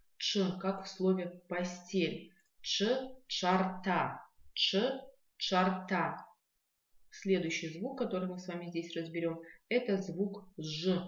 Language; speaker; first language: Russian; non-native, local second language; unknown